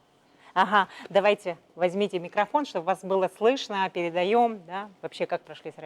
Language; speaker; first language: Russian; native; Russian